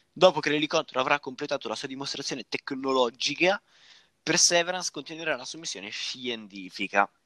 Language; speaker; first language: Italian; native; Italian